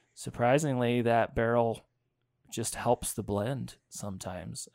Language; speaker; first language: English; native; English